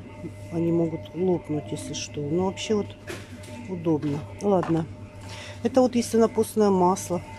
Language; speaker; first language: Russian; native; Russian